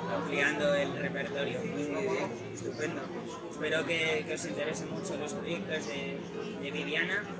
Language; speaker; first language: Spanish; native; Spanish